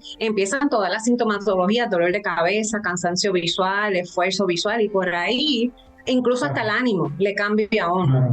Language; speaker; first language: Spanish; native; Spanish